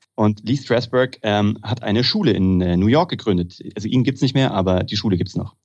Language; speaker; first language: German; native; German